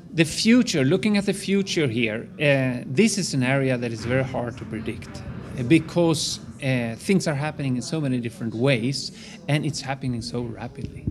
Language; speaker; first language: English; non-native, fluent; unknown